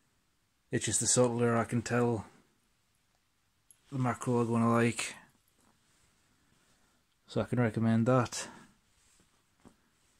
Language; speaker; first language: English; native; English